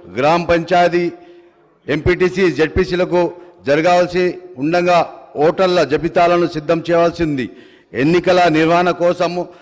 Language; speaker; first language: Telugu; non-native, local second language; Urdu